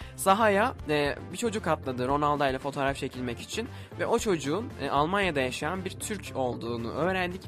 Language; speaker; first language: Turkish; native; Turkish